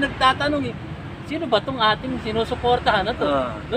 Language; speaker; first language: Filipino; native; Filipino